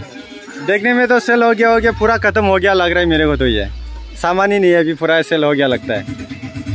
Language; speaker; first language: Hindi; non-native, local second language; Bodo